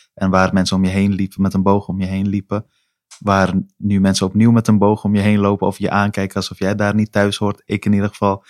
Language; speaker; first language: Dutch; early bilingual, other home language; Persian